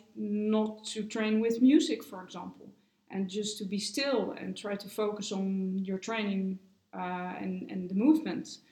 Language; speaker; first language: English; non-native, fluent; Dutch